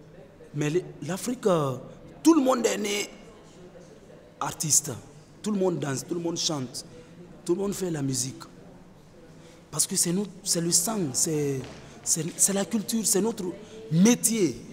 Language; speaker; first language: French; non-native, fluent; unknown